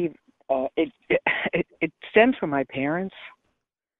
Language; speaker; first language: English; native; English